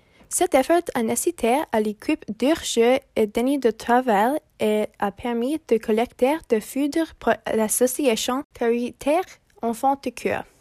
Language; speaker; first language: French; non-native, learner; English